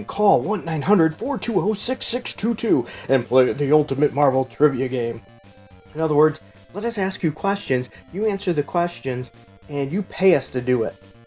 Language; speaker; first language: English; native; English